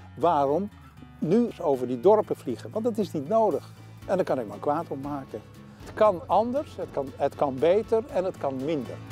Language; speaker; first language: Dutch; native; Dutch